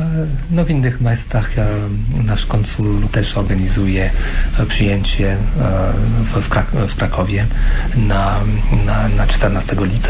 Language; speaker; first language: Polish; non-native, fluent; French